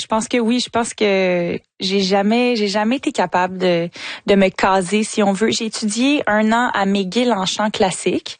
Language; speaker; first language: French; native; French